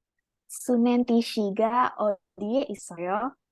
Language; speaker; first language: Korean; non-native, learner; Indonesian